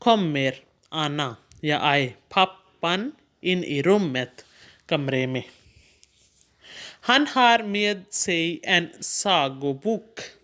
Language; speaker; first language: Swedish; non-native, fluent; Urdu